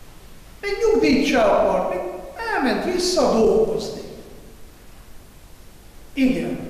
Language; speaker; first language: Hungarian; non-native, fluent; Italian